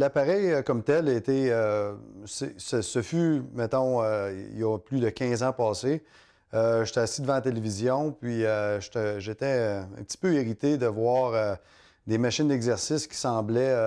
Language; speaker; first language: French; native; French